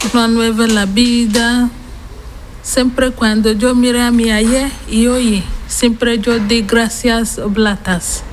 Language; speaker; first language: Spanish; non-native, learner; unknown